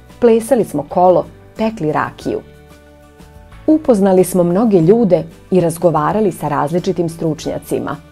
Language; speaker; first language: Serbian; native; Serbian